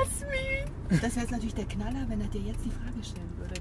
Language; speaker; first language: German; early bilingual, other home language; Bosnian